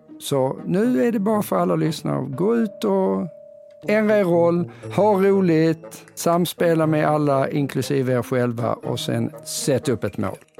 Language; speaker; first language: Swedish; native; Swedish